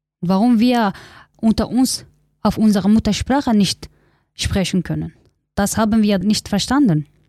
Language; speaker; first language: German; non-native, learner; Kurdish